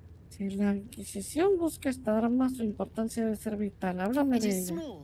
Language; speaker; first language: Spanish; native; Spanish